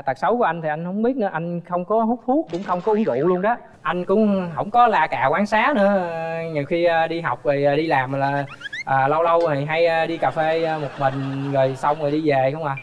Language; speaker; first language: Vietnamese; native; Vietnamese